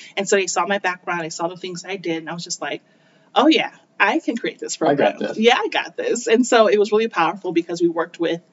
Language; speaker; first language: English; native; English